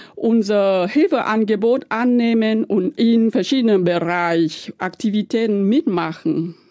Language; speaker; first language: German; non-native, fluent; Vietnamese